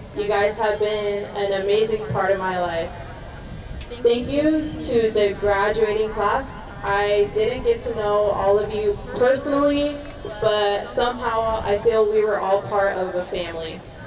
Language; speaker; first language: English; early bilingual, other home language; Spanish